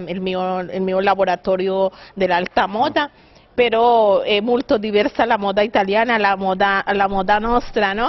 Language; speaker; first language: Italian; non-native, fluent; Spanish